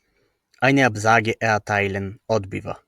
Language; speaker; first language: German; non-native, fluent; Macedonian